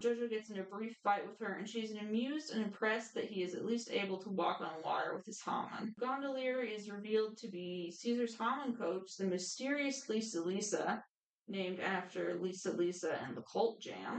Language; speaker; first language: English; native; English